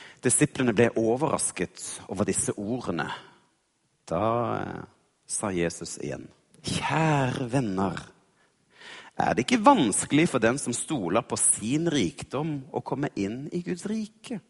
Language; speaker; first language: Norwegian; native; Norwegian